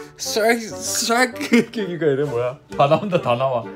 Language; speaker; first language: Korean; native; Korean